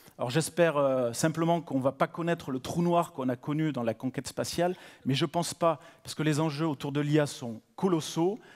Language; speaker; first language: French; native; French